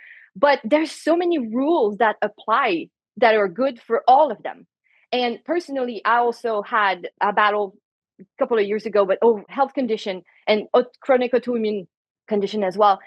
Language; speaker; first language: English; non-native, fluent; French